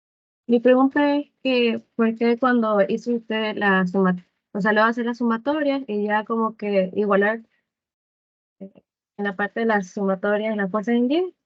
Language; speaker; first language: Spanish; native; Spanish